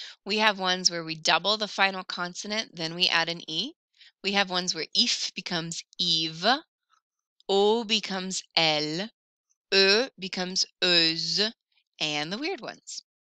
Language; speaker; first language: English; native; English